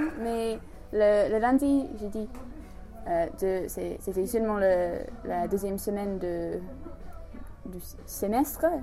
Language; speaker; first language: French; non-native, fluent; English